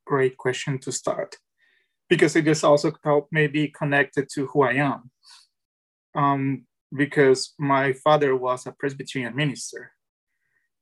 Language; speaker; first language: English; non-native, fluent; Spanish